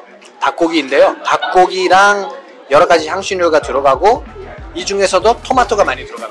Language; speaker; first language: Korean; non-native, fluent; Nepali